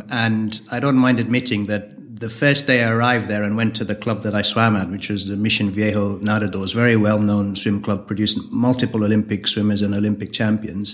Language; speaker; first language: English; native; English